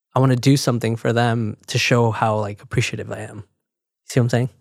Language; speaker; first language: English; early bilingual, other home language; Spanish